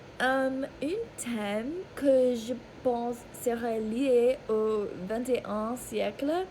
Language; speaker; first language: French; non-native, learner; English